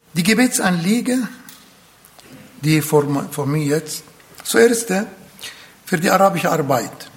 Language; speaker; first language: German; non-native, fluent; Arabic